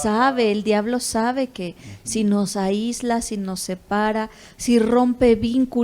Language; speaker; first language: Spanish; native; Spanish